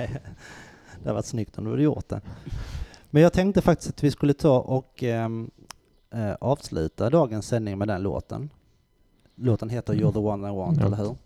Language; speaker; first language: Swedish; native; Swedish